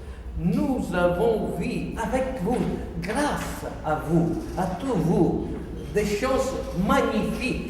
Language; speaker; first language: French; non-native, fluent; Italian